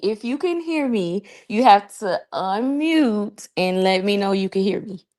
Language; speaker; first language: English; native; English